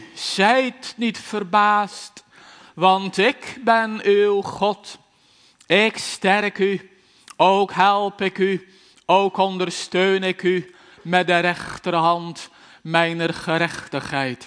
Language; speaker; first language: Dutch; native; Dutch